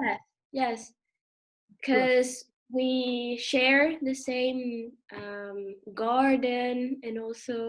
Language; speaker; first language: English; non-native, learner; Spanish